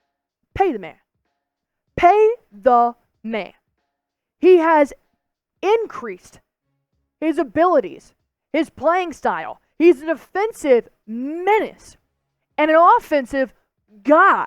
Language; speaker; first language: English; native; English